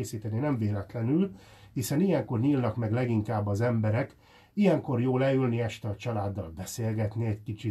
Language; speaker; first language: Hungarian; native; Hungarian